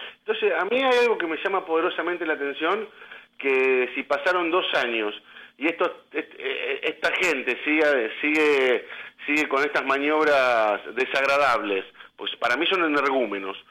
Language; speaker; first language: Spanish; native; Spanish